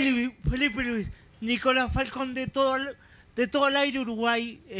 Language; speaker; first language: Spanish; native; Spanish